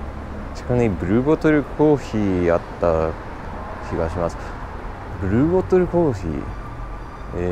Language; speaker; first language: Japanese; non-native, learner; English